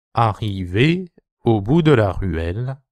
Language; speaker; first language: French; non-native, fluent; Japanese